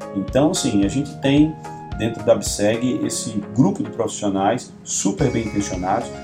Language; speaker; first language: Portuguese; native; Portuguese